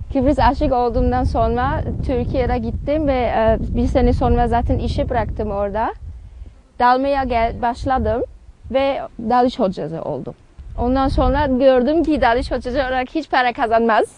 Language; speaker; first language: Turkish; non-native, learner; German